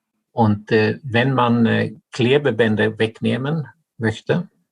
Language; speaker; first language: German; non-native, fluent; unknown